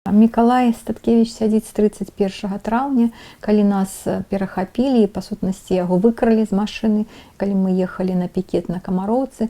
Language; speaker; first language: Belarusian; non-native, local second language; Russian